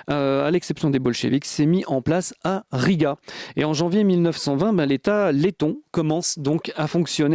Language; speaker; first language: French; native; French